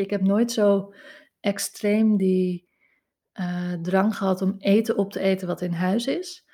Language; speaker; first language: Dutch; native; Dutch